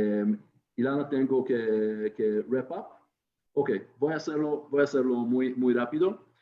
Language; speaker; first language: Spanish; non-native, fluent; Hebrew